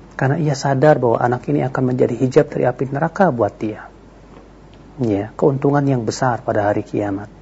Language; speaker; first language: Indonesian; native; Indonesian